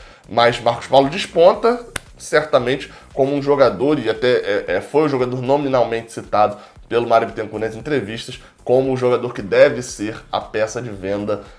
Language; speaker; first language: Portuguese; native; Portuguese